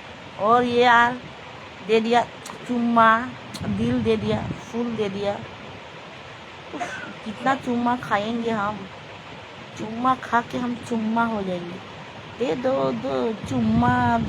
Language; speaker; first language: Hindi; non-native, local second language; Bangla